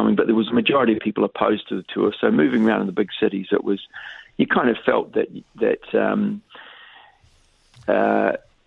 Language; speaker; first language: English; native; English